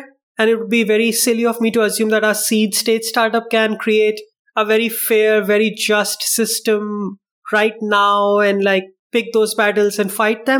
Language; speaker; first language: English; non-native, local second language; Hindi